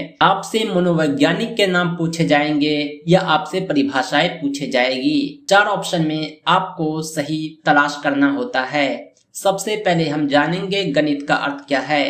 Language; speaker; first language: Hindi; native; Hindi